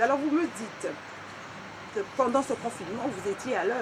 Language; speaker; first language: French; native; French